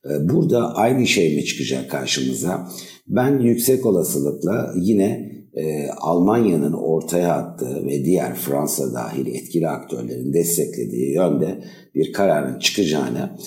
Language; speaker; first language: Turkish; native; Turkish